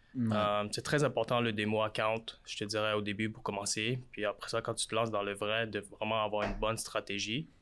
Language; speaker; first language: French; native; French